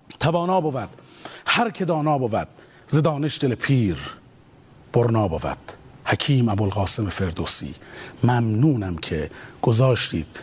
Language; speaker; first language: Persian; native; Persian